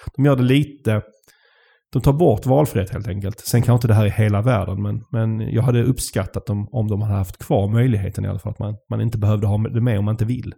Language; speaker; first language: Swedish; native; Swedish